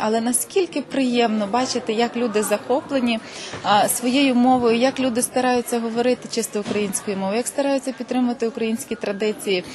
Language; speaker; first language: Ukrainian; native; Ukrainian